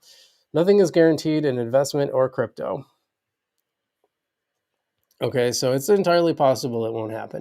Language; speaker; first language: English; native; English